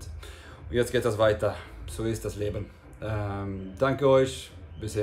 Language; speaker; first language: German; non-native, fluent; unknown